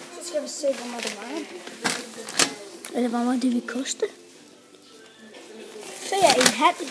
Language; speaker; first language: Danish; early bilingual, other home language; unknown